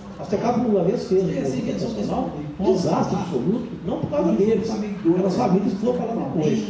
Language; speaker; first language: Portuguese; native; Portuguese